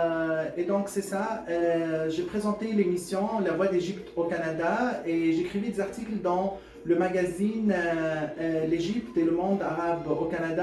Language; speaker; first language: French; non-native, fluent; Arabic